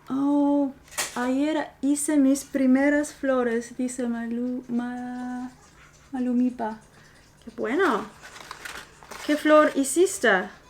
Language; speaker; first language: Spanish; non-native, fluent; English